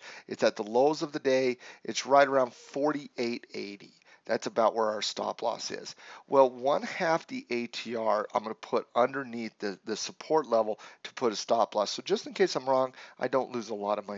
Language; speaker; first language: English; native; English